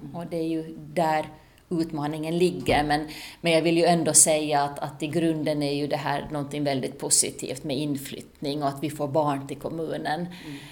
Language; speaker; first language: Swedish; native; Swedish